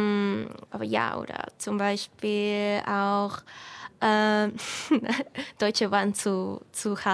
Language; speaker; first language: German; non-native, fluent; Spanish